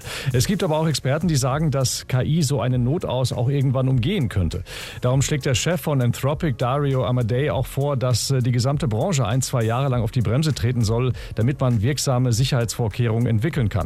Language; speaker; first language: German; native; German